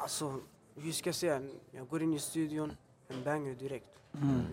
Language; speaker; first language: Swedish; early bilingual, other home language; Albanian